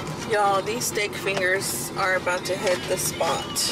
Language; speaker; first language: English; early bilingual, other home language; Spanish